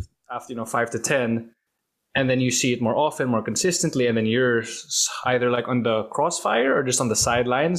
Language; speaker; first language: English; non-native, local second language; Filipino